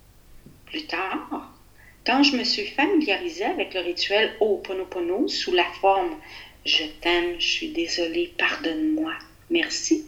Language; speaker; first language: French; native; French